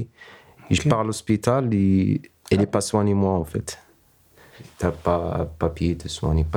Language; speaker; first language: French; non-native, learner; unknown